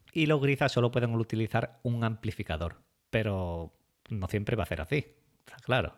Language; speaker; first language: Spanish; native; Spanish